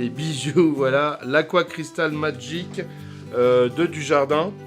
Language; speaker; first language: French; native; French